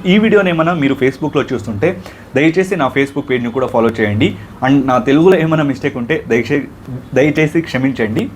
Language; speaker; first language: Telugu; non-native, local second language; Kannada